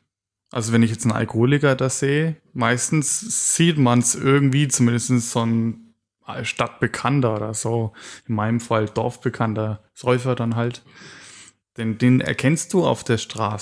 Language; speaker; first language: German; native; German